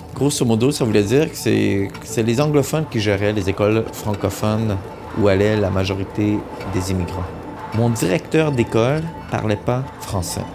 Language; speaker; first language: French; early bilingual, other home language; Hungarian